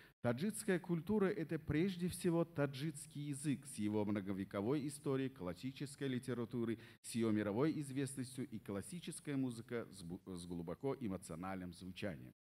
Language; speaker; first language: Russian; non-native, local second language; Persian